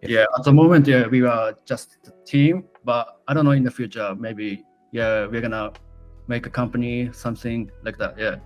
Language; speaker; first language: English; non-native, learner; Japanese